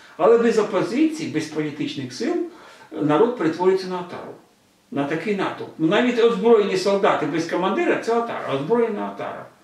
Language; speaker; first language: Ukrainian; non-native, local second language; Russian